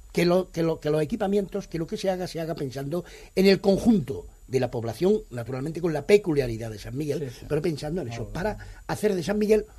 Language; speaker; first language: Spanish; non-native, local second language; Catalan